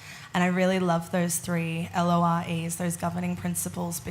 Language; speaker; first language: English; native; English